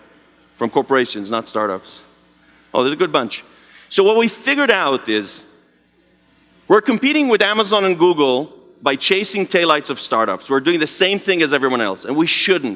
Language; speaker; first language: English; non-native, fluent; Hebrew